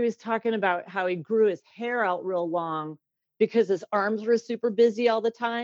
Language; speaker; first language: English; native; English